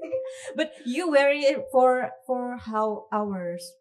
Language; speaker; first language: English; non-native, fluent; Indonesian